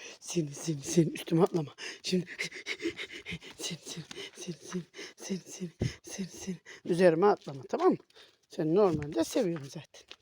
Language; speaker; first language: Turkish; native; Turkish